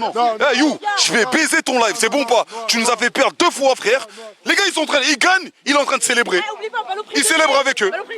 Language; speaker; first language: French; native; French